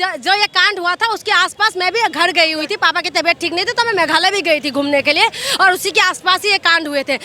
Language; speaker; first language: Hindi; non-native, local second language; Assamese